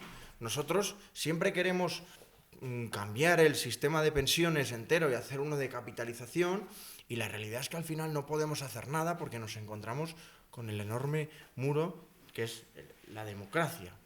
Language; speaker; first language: Spanish; native; Spanish